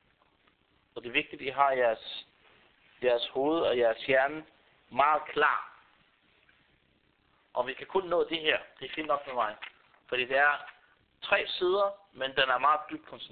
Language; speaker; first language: Danish; early bilingual, other home language; Arabic